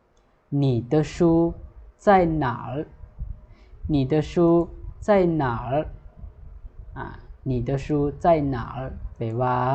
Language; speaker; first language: Chinese; non-native, fluent; Lao